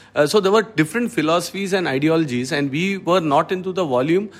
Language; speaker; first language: English; non-native, local second language; Malayalam